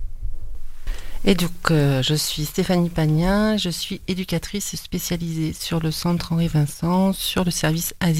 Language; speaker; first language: French; native; French